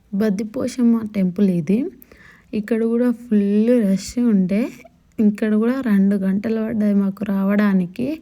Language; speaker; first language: Telugu; non-native, local second language; Lambadi